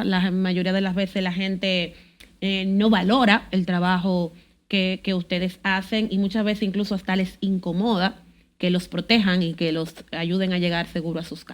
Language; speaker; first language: Spanish; native; Spanish